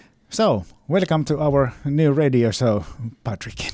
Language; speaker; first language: English; non-native, learner; Finnish